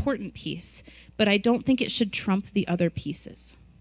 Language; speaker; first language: English; native; English